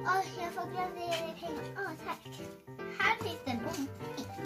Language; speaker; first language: Swedish; early bilingual, other home language; Hungarian